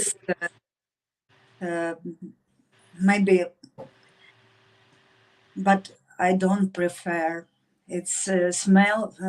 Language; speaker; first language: English; non-native, learner; Russian